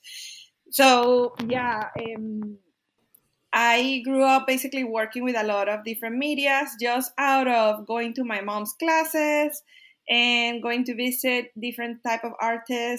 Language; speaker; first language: English; non-native, fluent; Spanish